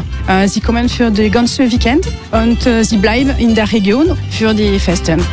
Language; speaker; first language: German; non-native, learner; French